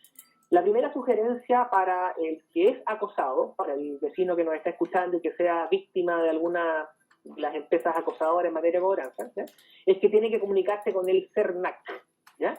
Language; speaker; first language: Spanish; native; Spanish